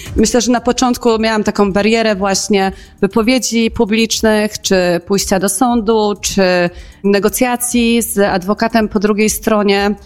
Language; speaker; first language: Polish; native; Polish